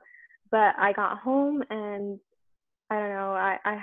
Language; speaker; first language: English; native; English